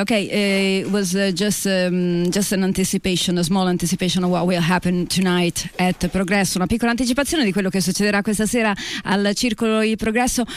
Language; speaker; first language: Italian; native; Italian